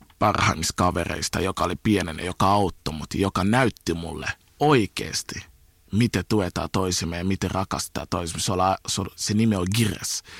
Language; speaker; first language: Finnish; early bilingual, other home language; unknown